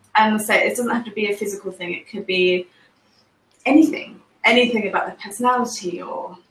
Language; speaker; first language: English; native; English